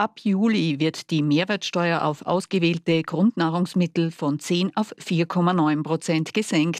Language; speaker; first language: German; native; German